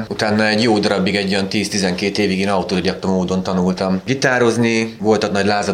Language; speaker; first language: Hungarian; native; Hungarian